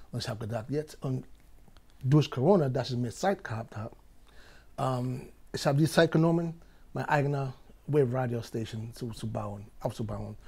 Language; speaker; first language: German; non-native, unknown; English